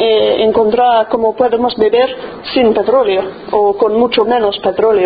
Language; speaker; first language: Spanish; non-native, fluent; English